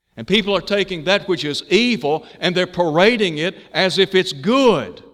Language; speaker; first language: English; native; English